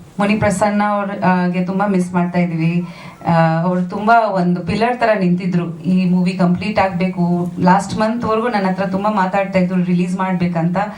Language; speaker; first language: Kannada; non-native, fluent; Bangla